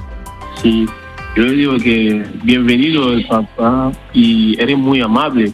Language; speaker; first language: Spanish; non-native, learner; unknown